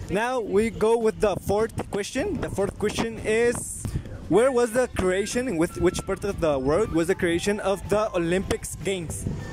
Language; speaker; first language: English; non-native, learner; Spanish